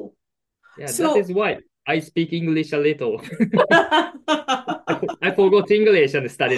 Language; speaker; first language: English; non-native, learner; Japanese